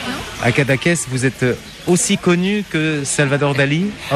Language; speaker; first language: French; native; French